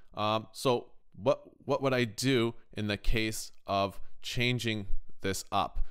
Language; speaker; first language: English; native; English